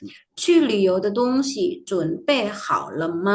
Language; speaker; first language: Chinese; non-native, fluent; Indonesian